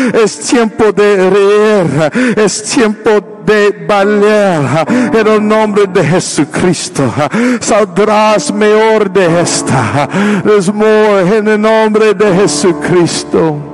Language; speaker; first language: Spanish; non-native, learner; English